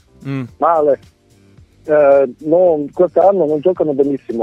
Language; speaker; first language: Italian; non-native, fluent; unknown